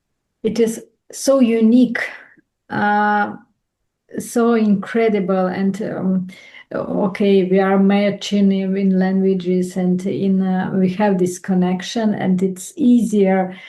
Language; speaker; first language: English; non-native, fluent; Russian